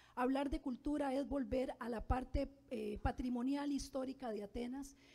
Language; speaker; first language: Spanish; native; Spanish